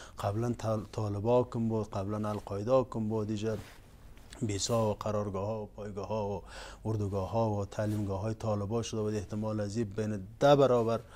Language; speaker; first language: Persian; non-native, local second language; Uzbek